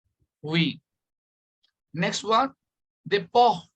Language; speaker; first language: French; non-native, fluent; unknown